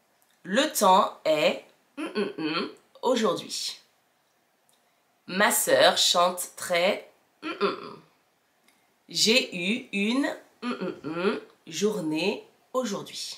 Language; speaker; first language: French; native; French